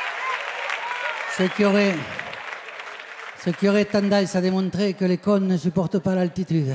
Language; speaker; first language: French; native; French